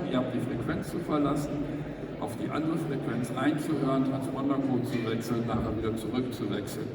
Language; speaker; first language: German; native; German